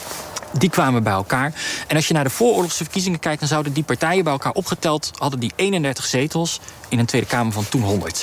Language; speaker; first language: Dutch; native; Dutch